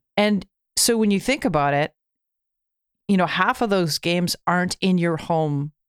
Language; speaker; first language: English; native; English